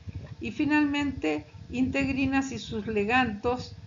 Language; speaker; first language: Spanish; native; Spanish